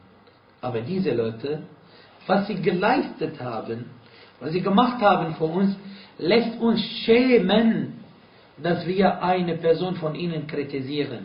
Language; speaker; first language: German; non-native, fluent; Arabic